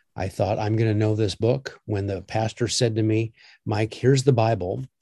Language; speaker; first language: English; native; English